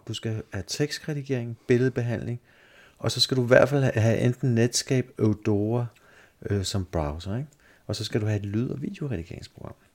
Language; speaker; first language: Danish; native; Danish